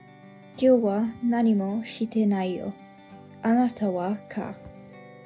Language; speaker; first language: Japanese; non-native, learner; English